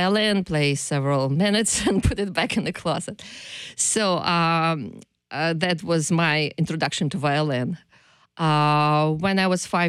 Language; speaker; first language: English; non-native, fluent; Ukrainian